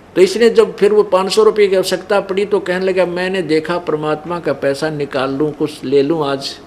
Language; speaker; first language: Hindi; native; Hindi